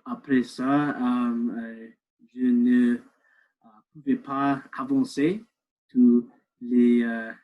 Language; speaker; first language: French; non-native, learner; English